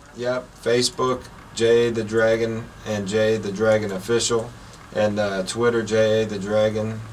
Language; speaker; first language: English; native; English